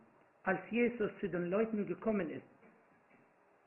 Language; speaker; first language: German; non-native, fluent; Arabic